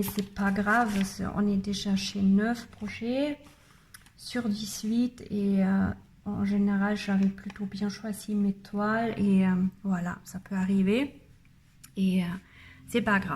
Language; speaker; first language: French; non-native, learner; German